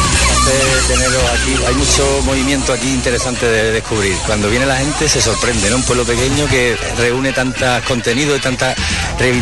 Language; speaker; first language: Spanish; native; Spanish